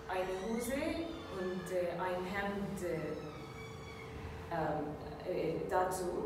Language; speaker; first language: German; non-native, learner; Arabic